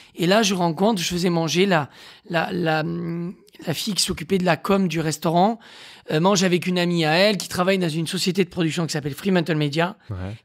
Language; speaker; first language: French; native; French